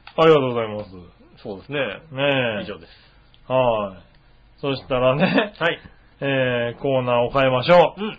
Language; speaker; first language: Japanese; native; Japanese